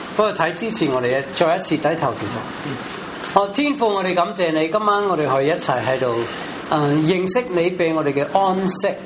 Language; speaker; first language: Chinese; non-native, local second language; Cantonese